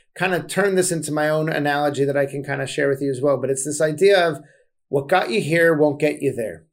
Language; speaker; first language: English; native; English